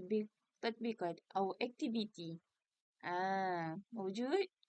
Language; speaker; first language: Arabic; non-native, learner; Malay